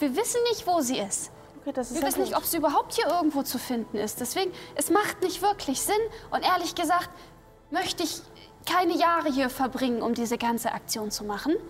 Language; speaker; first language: German; native; German